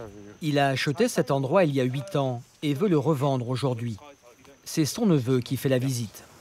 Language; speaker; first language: French; native; French